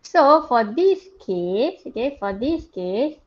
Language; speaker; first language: English; non-native, local second language; Malay